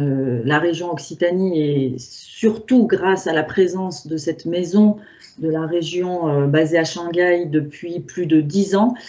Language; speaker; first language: French; native; French